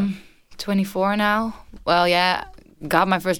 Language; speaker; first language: English; non-native, fluent; Dutch